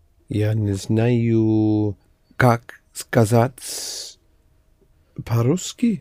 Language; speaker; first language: Russian; non-native, learner; English